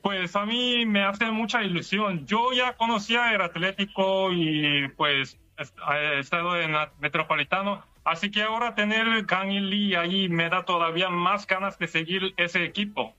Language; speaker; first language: Spanish; non-native, learner; Korean